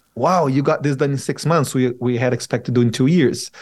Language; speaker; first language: English; non-native, fluent; Portuguese